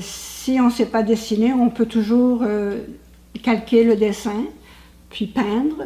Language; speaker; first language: French; native; French